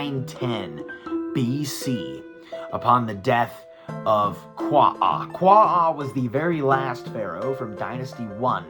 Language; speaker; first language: English; native; English